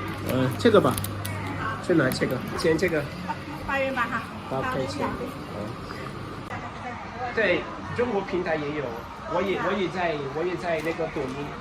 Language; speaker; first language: Chinese; non-native, fluent; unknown